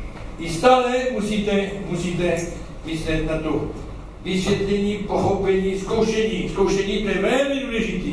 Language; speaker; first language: Czech; non-native, learner; French